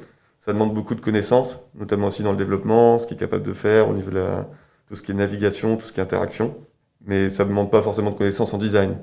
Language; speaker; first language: French; native; French